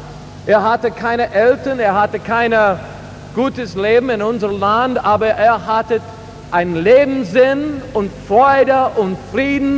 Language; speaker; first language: German; non-native, learner; English